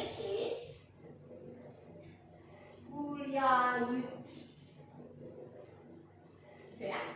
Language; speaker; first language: Russian; non-native, learner; Indonesian